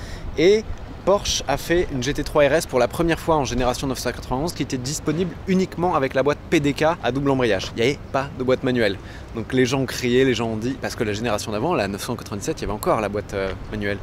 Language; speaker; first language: French; native; French